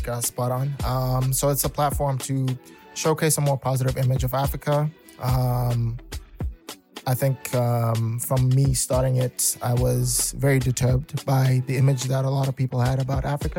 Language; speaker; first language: English; non-native, local second language; Shona